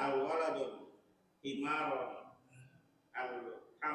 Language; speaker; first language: Arabic; non-native, learner; Indonesian